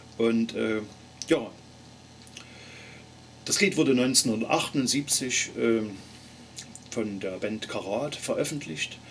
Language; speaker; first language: German; native; German